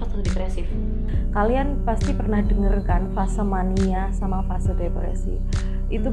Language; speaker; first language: Indonesian; native; Indonesian